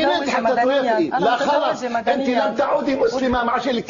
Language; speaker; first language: Arabic; native; Arabic